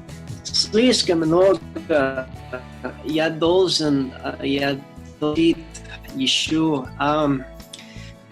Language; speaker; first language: Russian; non-native, learner; English